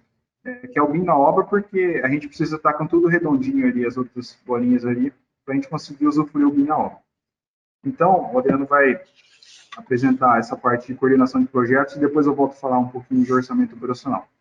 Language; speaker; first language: Portuguese; native; Portuguese